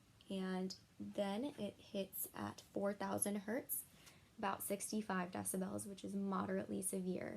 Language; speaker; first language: English; native; English